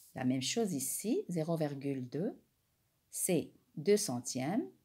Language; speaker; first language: French; non-native, local second language; Arabic